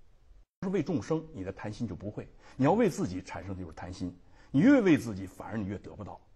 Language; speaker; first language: Chinese; native; Chinese